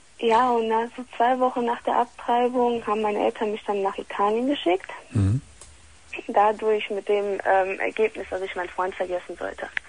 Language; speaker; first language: German; early bilingual, other home language; Italian